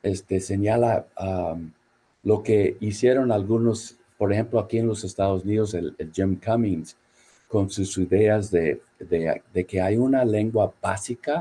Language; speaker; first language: Spanish; non-native, fluent; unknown